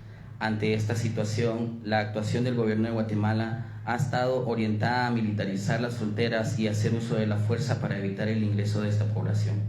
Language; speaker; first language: Spanish; native; Spanish